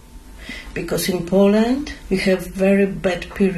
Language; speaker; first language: English; non-native, learner; Polish